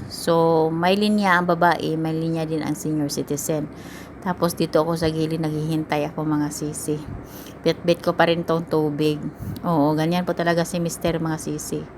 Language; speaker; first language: Filipino; native; Filipino